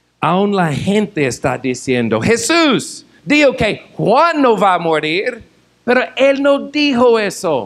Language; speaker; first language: Spanish; non-native, fluent; English